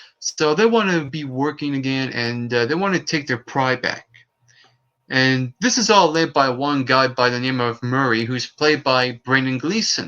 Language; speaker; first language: English; native; English